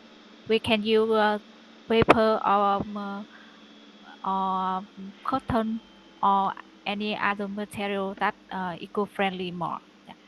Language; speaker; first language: English; non-native, learner; Vietnamese